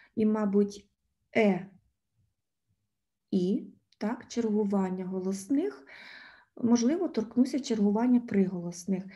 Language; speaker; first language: Ukrainian; native; Ukrainian